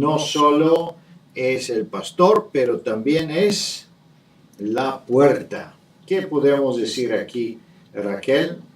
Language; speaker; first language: Spanish; non-native, fluent; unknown